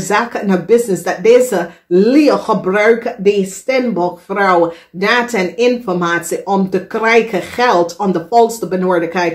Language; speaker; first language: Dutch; non-native, learner; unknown